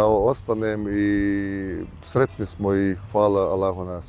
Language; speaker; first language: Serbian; early bilingual, heritage; Bosnian